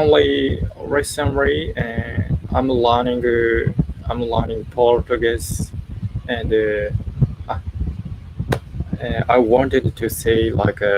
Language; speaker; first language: English; non-native, learner; Japanese